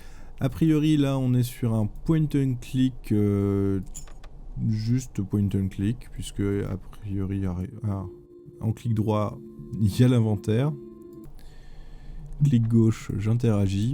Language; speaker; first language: French; native; French